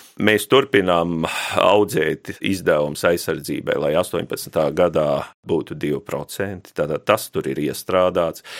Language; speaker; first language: Latvian; native; Latvian